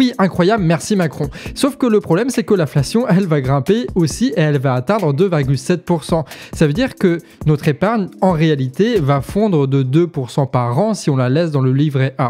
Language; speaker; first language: French; native; French